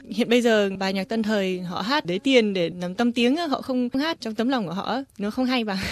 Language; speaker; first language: Vietnamese; early bilingual, heritage; Vietnamese